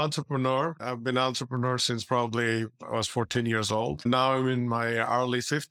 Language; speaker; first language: English; non-native, local second language; Bangla